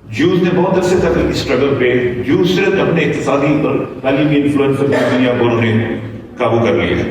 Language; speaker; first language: Urdu; non-native, local second language; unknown